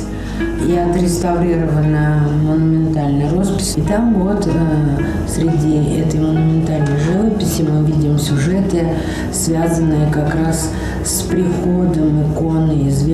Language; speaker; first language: Russian; native; Russian